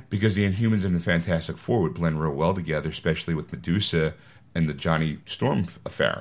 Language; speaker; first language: English; native; English